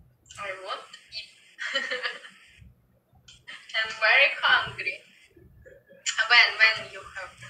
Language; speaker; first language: English; non-native, learner; Russian